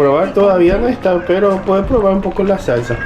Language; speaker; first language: Spanish; non-native, fluent; Korean